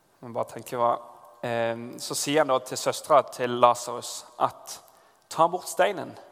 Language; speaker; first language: Norwegian; native; Norwegian